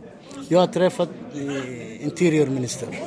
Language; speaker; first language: Swedish; non-native, learner; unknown